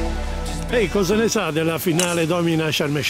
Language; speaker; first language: Italian; native; Italian